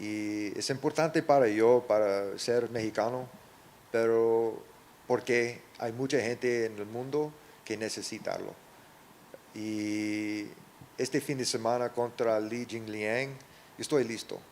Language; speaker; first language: Spanish; non-native, learner; English